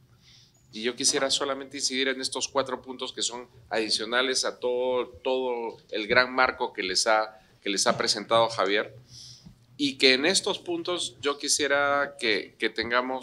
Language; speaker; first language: Spanish; native; Spanish